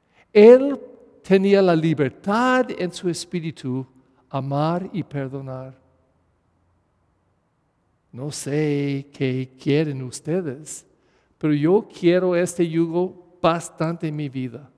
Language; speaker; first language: Spanish; non-native, fluent; English